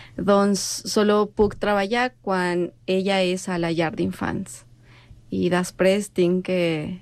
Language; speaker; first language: Catalan; non-native, learner; Spanish